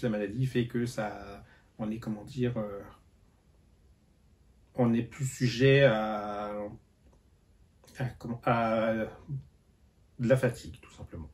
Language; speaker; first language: French; native; French